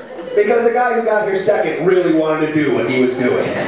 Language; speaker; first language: English; native; English